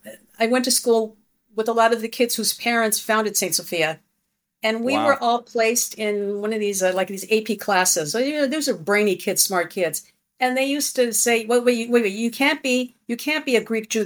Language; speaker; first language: English; early bilingual, other home language; Greek